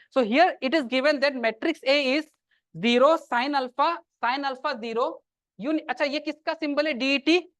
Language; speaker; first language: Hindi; non-native, local second language; Assamese